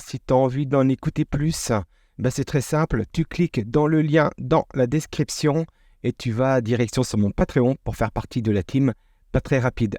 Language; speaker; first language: French; native; French